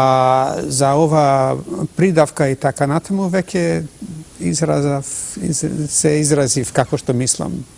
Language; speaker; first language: Macedonian; non-native, fluent; English